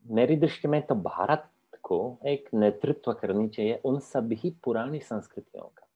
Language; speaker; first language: Hindi; non-native, fluent; Polish